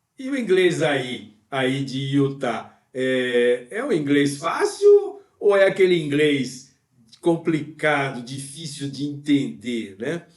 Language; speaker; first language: Portuguese; native; Portuguese